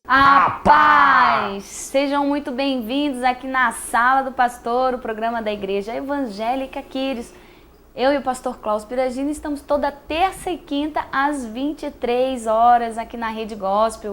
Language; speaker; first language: Portuguese; native; Portuguese